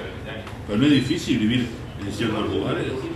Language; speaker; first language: Spanish; native; Spanish